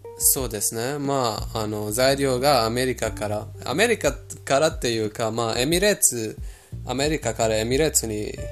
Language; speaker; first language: Japanese; non-native, fluent; Persian